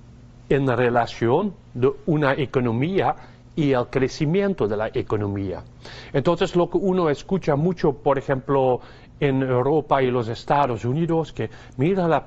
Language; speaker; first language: Spanish; non-native, fluent; Dutch